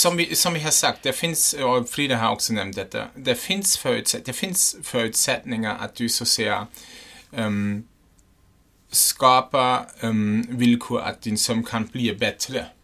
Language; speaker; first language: Swedish; non-native, fluent; German